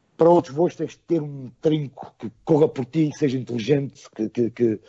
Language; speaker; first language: Portuguese; native; Portuguese